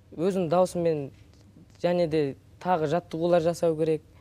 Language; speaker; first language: Kazakh; native; Kazakh